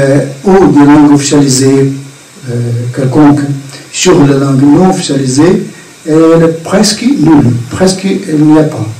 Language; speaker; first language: French; non-native, fluent; Portuguese